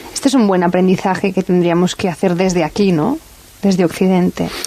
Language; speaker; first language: Spanish; native; Spanish